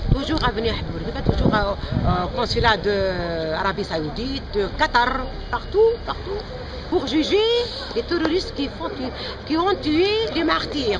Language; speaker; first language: French; non-native, local second language; Arabic